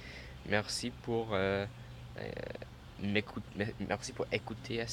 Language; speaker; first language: French; non-native, learner; English